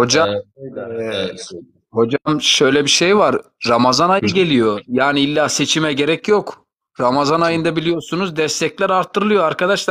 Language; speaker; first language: Turkish; native; Turkish